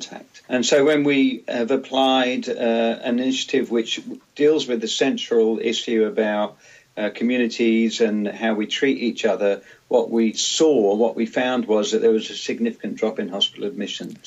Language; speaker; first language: English; native; English